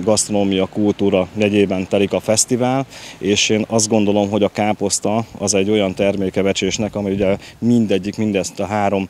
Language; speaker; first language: Hungarian; native; Hungarian